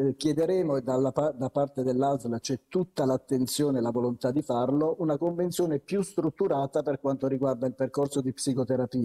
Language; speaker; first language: Italian; native; Italian